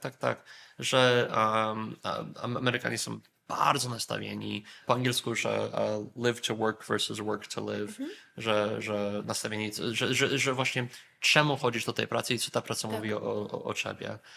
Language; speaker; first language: Polish; early bilingual, heritage; Polish